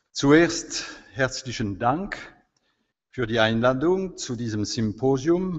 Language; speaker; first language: German; non-native, fluent; French